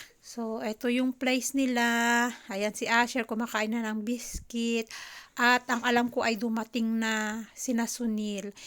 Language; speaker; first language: Filipino; native; Filipino